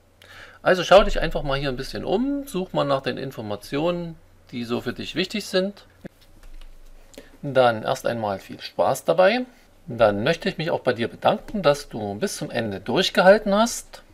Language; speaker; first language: German; native; German